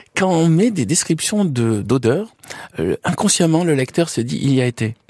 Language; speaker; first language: French; native; French